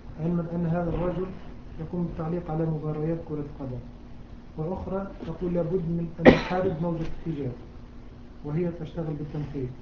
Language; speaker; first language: Arabic; native; Arabic